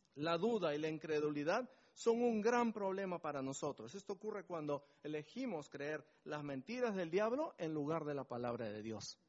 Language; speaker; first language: Spanish; native; Spanish